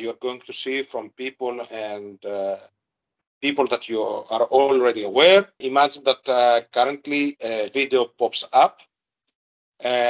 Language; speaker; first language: English; non-native, fluent; Greek